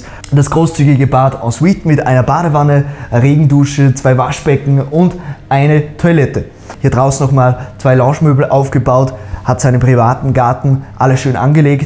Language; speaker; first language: German; native; German